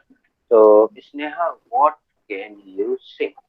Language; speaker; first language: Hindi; native; Hindi